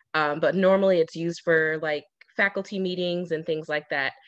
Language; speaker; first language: English; native; English